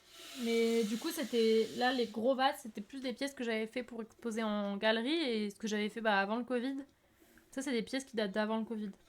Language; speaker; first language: French; native; French